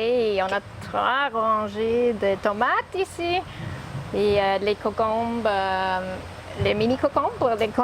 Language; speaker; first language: French; non-native, learner; English